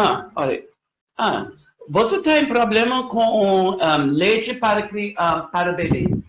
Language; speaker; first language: Portuguese; non-native, learner; English